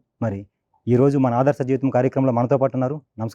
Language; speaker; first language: Telugu; native; Telugu